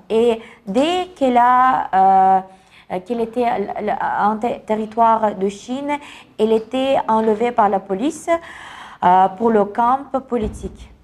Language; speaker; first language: French; non-native, learner; Kazakh